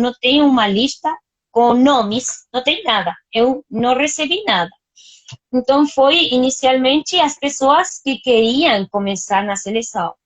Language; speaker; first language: Portuguese; non-native, fluent; Spanish